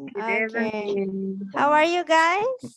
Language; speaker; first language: English; non-native, fluent; Indonesian